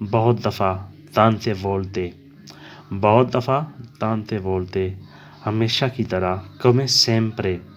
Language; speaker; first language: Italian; non-native, learner; Urdu